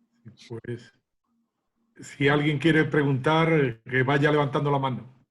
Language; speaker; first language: Spanish; native; Spanish